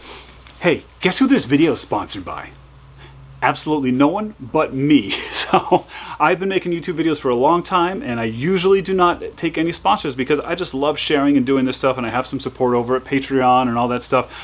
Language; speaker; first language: English; native; English